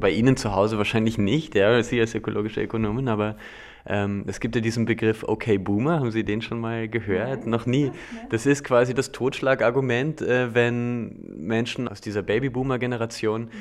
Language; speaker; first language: German; native; German